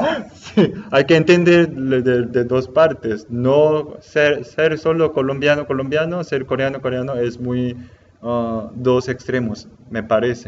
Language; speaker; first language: Spanish; non-native, learner; Korean